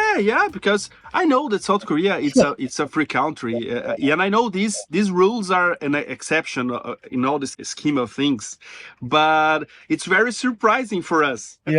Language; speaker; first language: English; non-native, fluent; Portuguese